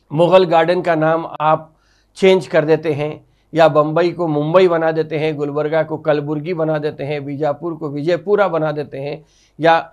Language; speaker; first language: Hindi; non-native, local second language; Urdu